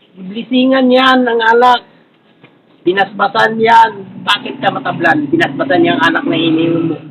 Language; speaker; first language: Filipino; non-native, local second language; Cebuano